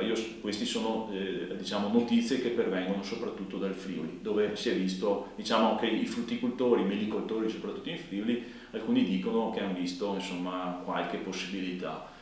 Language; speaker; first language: Italian; native; Italian